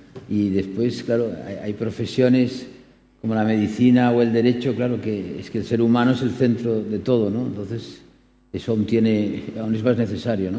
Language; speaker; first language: Spanish; native; Spanish